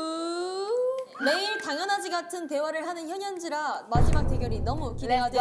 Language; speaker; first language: Korean; native; Korean